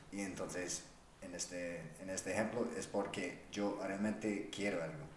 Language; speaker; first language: Spanish; non-native, fluent; English